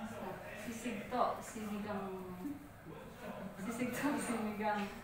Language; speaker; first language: Japanese; non-native, learner; Filipino